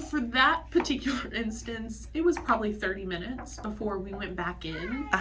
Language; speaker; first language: English; native; English